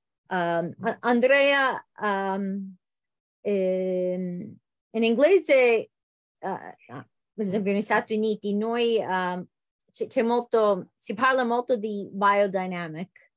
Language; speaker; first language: Italian; non-native, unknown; English